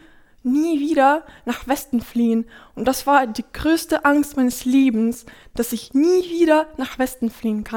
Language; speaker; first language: German; non-native, fluent; Ukrainian